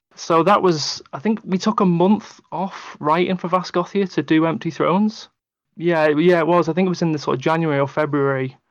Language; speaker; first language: English; native; English